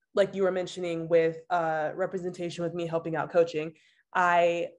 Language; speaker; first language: English; native; English